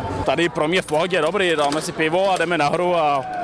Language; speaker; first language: Czech; early bilingual, heritage; Czech